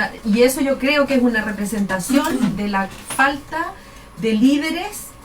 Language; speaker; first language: Spanish; native; Spanish